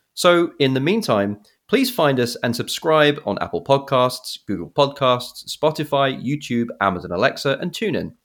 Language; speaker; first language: English; native; English